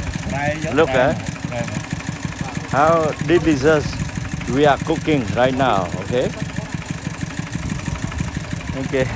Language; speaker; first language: English; non-native, learner; Khmer